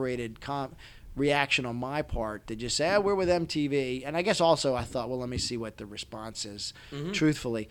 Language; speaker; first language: English; native; English